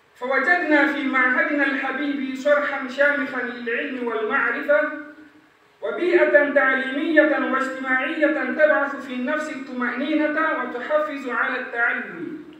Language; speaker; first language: Arabic; non-native, fluent; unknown